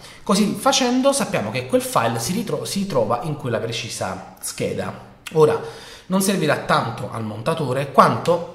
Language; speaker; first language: Italian; native; Italian